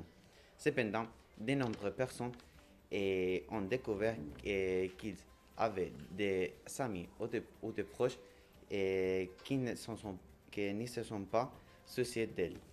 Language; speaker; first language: French; non-native, learner; Spanish